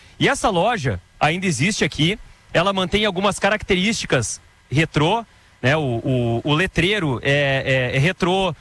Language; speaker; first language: Portuguese; native; Portuguese